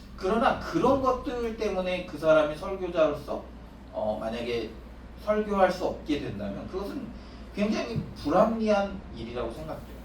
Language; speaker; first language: Korean; native; Korean